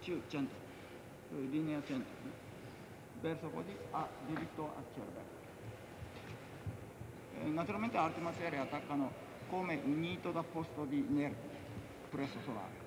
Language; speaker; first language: Italian; non-native, learner; Japanese